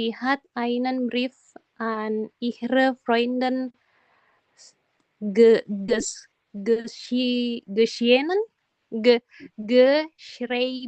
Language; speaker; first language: German; non-native, learner; Indonesian